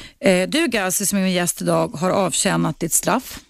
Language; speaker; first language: Swedish; native; Swedish